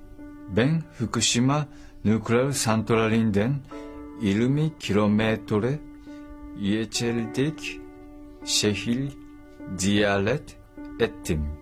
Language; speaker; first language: Turkish; non-native, learner; Japanese